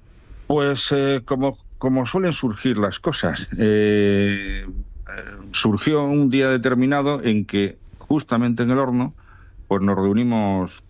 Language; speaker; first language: Spanish; native; Spanish